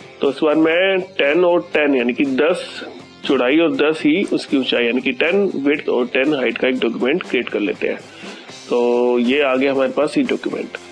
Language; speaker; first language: Hindi; native; Hindi